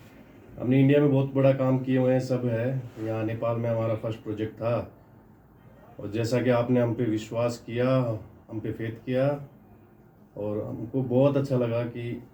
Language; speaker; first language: Hindi; native; Hindi